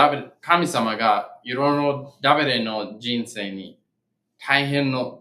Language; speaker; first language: Japanese; non-native, fluent; English